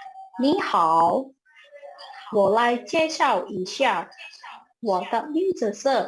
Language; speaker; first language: Chinese; non-native, learner; Indonesian